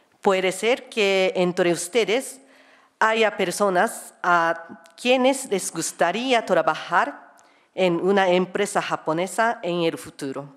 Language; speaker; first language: Spanish; non-native, fluent; Japanese